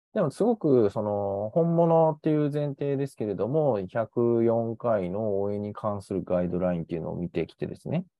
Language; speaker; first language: Japanese; native; Japanese